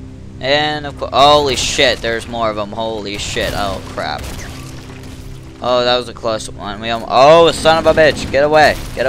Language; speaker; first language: English; native; English